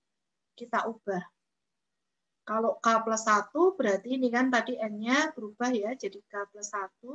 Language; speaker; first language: Indonesian; native; Indonesian